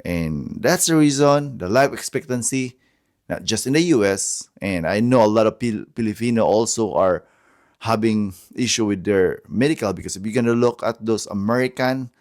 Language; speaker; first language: English; non-native, fluent; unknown